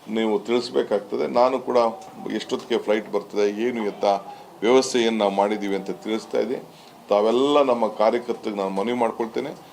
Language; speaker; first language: Kannada; native; Kannada